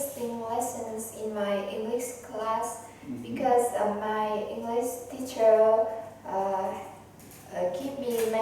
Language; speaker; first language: English; non-native, learner; Vietnamese